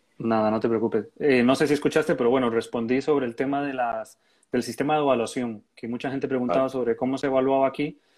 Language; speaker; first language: Spanish; native; Spanish